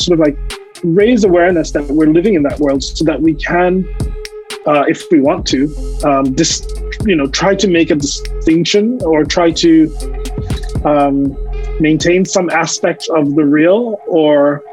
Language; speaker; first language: English; native; English